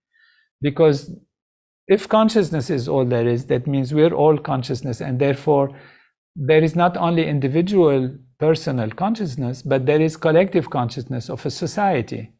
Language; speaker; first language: English; non-native, fluent; Arabic